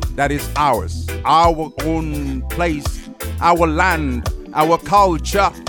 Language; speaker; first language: German; non-native, fluent; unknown